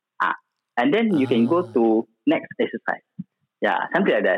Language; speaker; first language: English; non-native, local second language; Malay